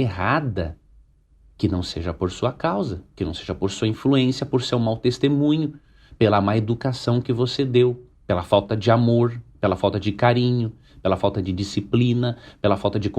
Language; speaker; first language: Portuguese; native; Portuguese